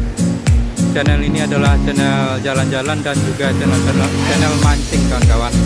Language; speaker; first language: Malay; non-native, local second language; Minangkabau